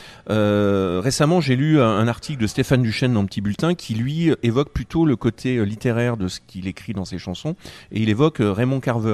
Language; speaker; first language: French; native; French